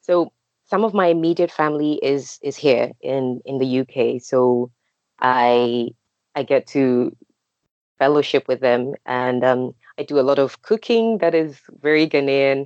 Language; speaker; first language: English; non-native, local second language; Akan